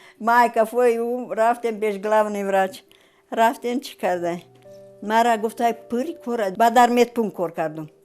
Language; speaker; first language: Tajik; non-native, fluent; Romanian